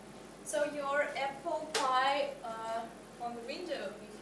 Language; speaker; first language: English; non-native, learner; Russian